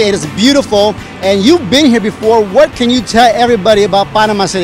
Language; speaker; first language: English; early bilingual, other home language; Spanish